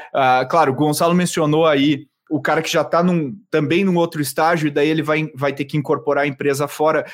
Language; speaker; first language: Portuguese; native; Portuguese